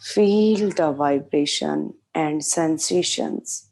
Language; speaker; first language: English; non-native, local second language; Hindi